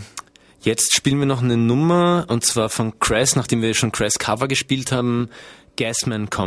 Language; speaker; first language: German; native; German